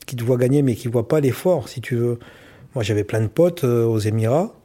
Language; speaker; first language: French; native; French